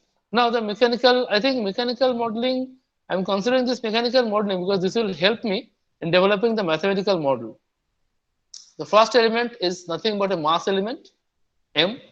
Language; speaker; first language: English; non-native, local second language; Bangla